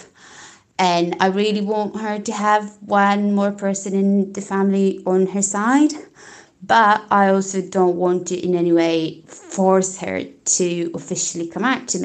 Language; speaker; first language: English; non-native, fluent; Polish